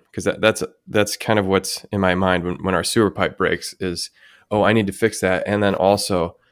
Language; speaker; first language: English; native; English